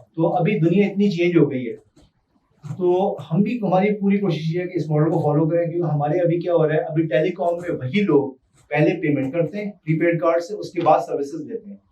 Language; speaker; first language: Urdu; non-native, local second language; Punjabi